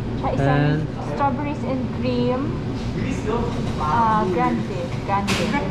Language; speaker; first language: English; non-native, local second language; Filipino